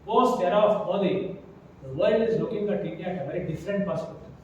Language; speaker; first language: English; non-native, local second language; Kannada